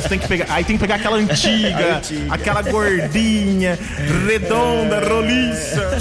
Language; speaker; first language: Portuguese; native; Portuguese